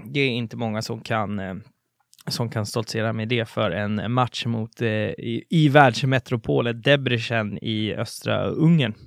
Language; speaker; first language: Swedish; native; Swedish